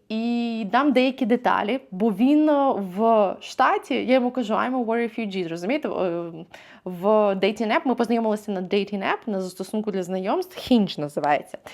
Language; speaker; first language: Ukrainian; native; Ukrainian